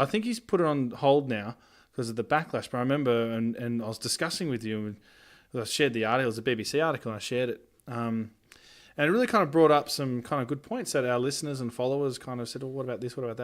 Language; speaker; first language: English; native; English